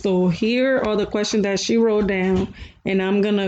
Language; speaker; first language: English; early bilingual, other home language; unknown